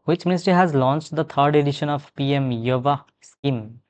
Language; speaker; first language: English; non-native, local second language; Bangla